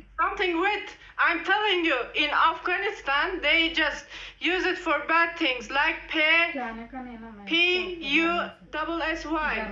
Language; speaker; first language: English; non-native, fluent; Persian